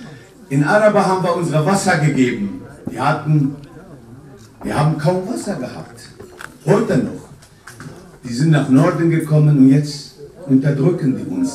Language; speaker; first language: German; non-native, fluent; Kurdish